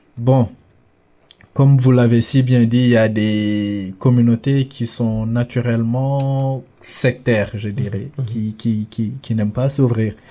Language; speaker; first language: French; non-native, local second language; Wolof